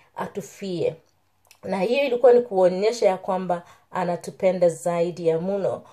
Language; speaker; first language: Swahili; native; Swahili